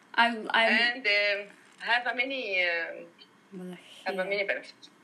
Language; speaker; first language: English; non-native, learner; Arabic